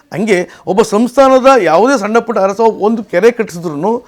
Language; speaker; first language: Kannada; native; Kannada